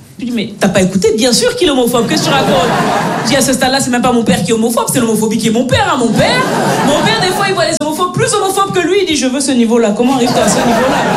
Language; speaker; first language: French; native; French